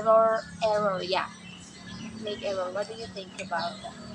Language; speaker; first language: English; non-native, learner; Indonesian